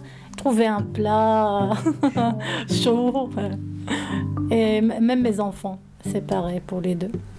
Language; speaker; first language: French; non-native, learner; Arabic